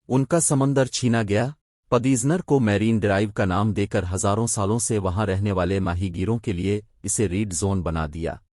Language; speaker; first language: Urdu; non-native, local second language; Baluchi